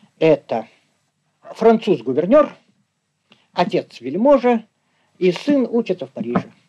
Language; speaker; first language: Russian; native; Russian